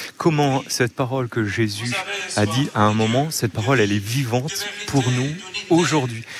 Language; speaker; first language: French; native; French